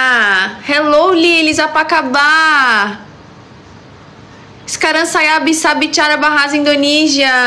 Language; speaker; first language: Indonesian; non-native, learner; Portuguese